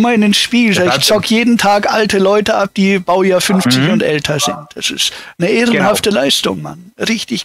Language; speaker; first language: German; native; German